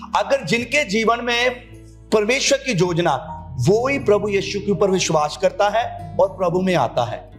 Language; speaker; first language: Hindi; non-native, local second language; Punjabi